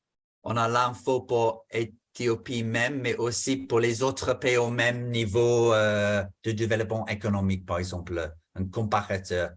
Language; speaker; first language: French; non-native, fluent; English